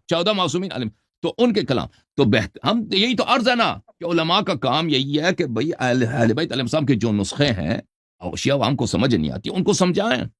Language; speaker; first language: Urdu; non-native, fluent; Persian